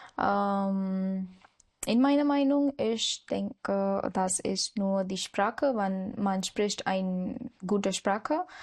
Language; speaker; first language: German; non-native, learner; Marathi